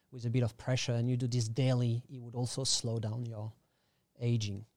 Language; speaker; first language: English; non-native, fluent; French